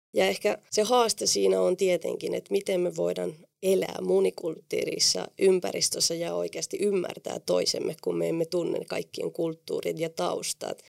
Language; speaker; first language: Finnish; non-native, fluent; Spanish